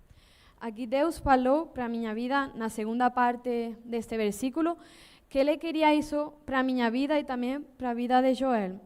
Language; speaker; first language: Portuguese; non-native, learner; Spanish